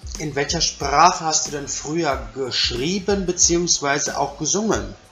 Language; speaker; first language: German; native; German